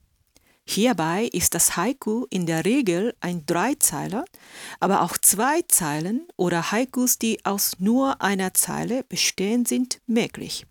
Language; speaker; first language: German; non-native, fluent; Japanese